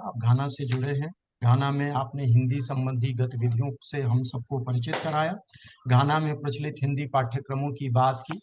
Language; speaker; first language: Hindi; native; Hindi